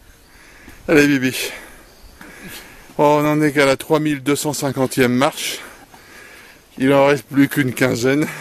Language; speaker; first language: French; native; French